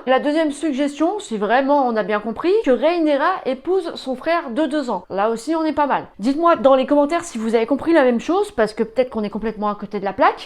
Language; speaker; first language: French; native; French